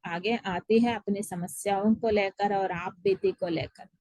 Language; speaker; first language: Hindi; non-native, local second language; Telugu